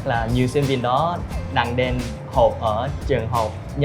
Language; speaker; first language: Vietnamese; non-native, learner; Korean